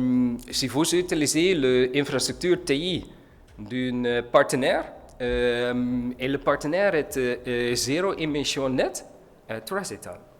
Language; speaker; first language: French; non-native, learner; Dutch